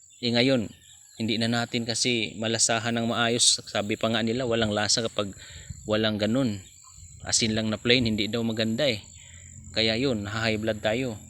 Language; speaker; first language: Filipino; non-native, local second language; Cebuano